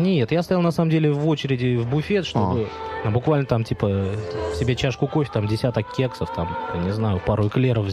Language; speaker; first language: Russian; native; Russian